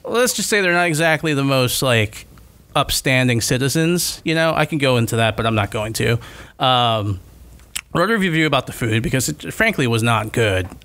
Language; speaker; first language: English; native; English